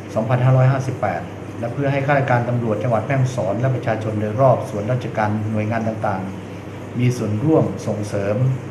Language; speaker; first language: Thai; native; Thai